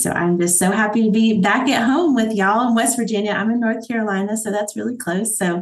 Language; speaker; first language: English; native; English